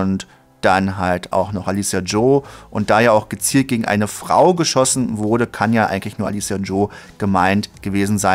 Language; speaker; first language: German; native; German